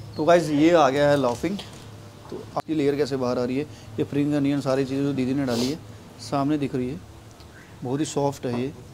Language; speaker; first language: Hindi; non-native, local second language; Dogri